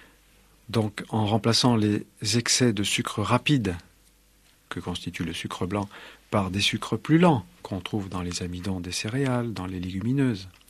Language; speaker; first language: French; native; French